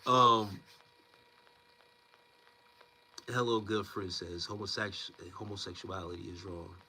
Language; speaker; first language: English; native; English